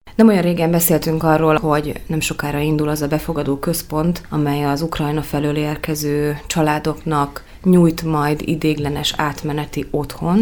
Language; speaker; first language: Hungarian; native; Hungarian